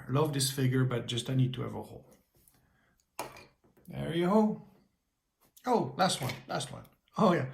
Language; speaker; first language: English; native; English